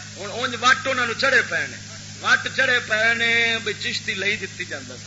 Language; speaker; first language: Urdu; non-native, local second language; Punjabi